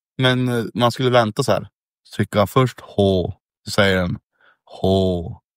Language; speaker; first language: Swedish; early bilingual, other home language; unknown